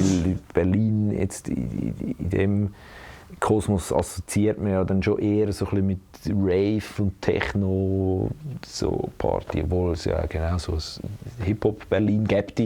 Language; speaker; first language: German; native; German